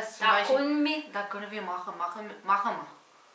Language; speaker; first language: German; non-native, fluent; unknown